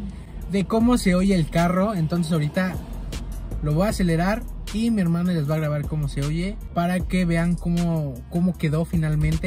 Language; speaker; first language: Spanish; native; Spanish